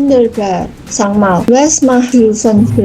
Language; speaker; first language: German; non-native, learner; Indonesian